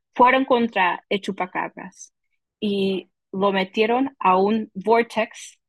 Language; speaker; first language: Spanish; early bilingual, heritage; Spanish